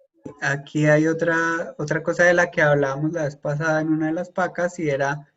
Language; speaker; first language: Spanish; native; Spanish